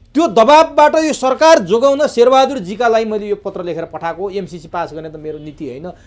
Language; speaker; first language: Nepali; native; Nepali